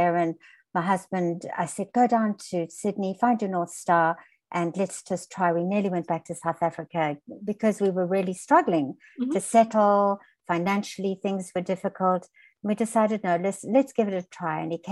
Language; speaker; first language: English; native; English